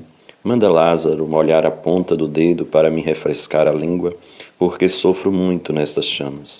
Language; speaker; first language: Portuguese; native; Portuguese